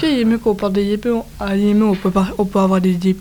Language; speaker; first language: French; native; French